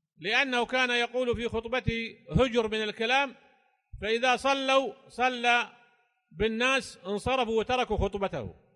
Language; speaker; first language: Arabic; native; Arabic